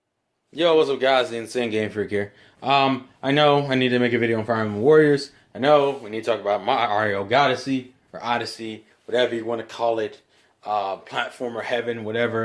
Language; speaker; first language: English; native; English